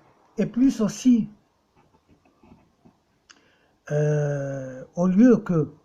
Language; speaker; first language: French; non-native, local second language; Arabic